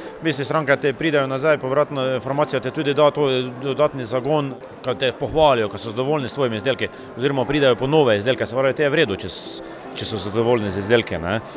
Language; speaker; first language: Slovenian; native; Slovenian